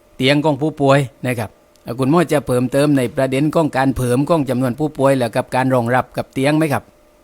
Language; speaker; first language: Thai; native; Thai